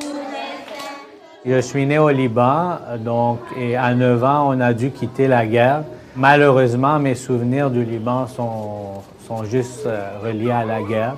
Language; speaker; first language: French; native; French